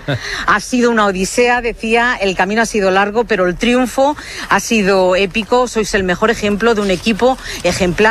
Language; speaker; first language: Spanish; native; Spanish